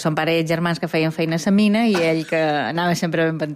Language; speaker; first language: Catalan; native; Catalan